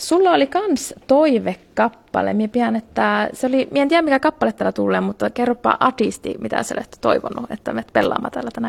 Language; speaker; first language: Finnish; early bilingual, heritage; Finnish